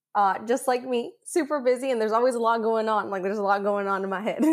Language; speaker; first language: English; native; English